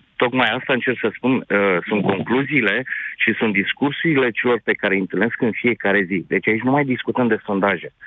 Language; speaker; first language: Romanian; native; Romanian